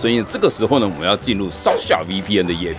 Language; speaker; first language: Chinese; native; Chinese